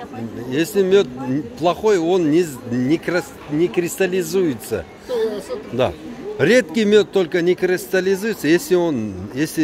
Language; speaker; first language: Russian; non-native, local second language; Kyrgyz